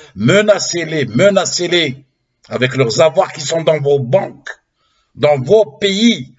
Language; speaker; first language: French; non-native, local second language; Arabic